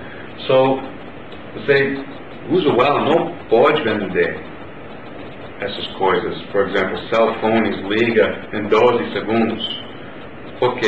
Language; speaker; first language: Portuguese; non-native, learner; English